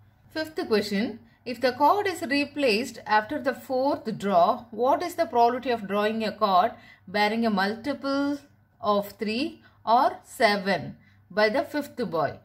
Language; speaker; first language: English; non-native, local second language; Tamil